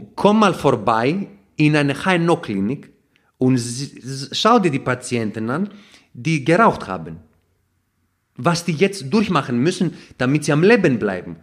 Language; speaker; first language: German; non-native, fluent; Greek